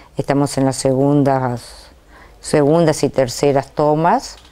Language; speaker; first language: Spanish; native; Spanish